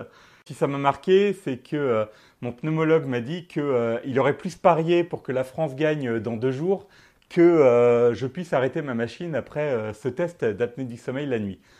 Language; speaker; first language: French; native; French